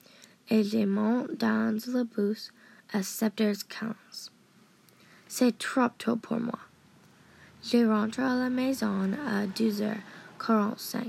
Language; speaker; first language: French; non-native, learner; English